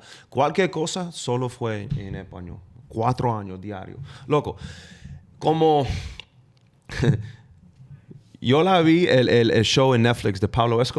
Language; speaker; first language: Spanish; non-native, fluent; English